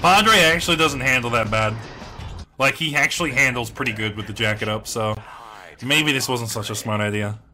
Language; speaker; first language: English; native; English